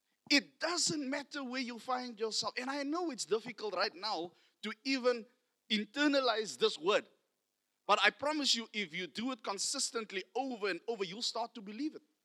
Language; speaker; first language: English; non-native, local second language; Afrikaans